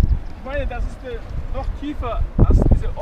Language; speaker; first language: German; non-native, fluent; Mongolian